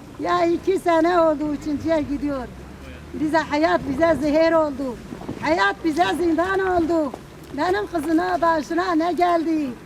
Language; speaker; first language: Turkish; non-native, local second language; Kurdish